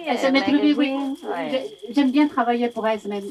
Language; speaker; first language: French; non-native, learner; Chinese